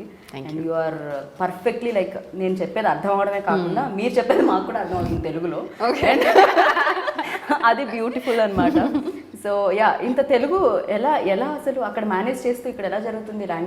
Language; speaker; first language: Telugu; native; Telugu